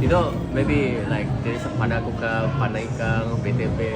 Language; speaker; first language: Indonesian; native; Indonesian